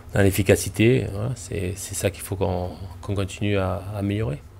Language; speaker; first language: French; native; French